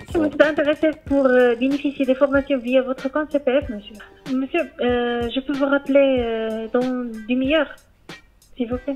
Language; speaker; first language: French; non-native, learner; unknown